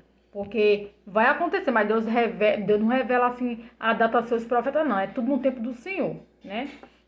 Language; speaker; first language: Portuguese; native; Portuguese